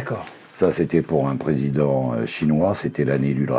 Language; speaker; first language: French; native; French